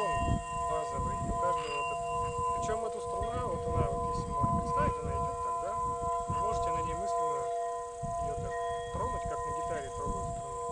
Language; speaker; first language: Russian; native; Russian